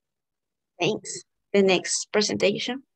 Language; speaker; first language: English; non-native, learner; Spanish